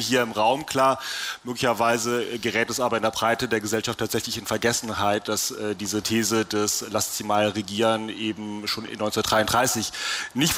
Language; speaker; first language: German; native; German